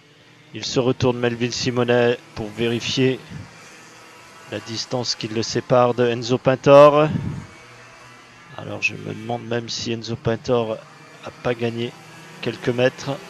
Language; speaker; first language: French; native; French